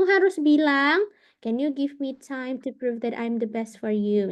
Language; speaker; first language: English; non-native, fluent; Indonesian